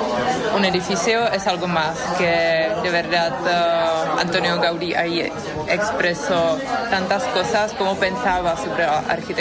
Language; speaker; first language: Spanish; non-native, fluent; Czech